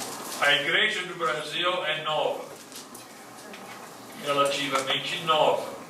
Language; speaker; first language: Portuguese; non-native, fluent; English